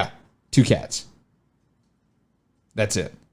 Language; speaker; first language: English; native; English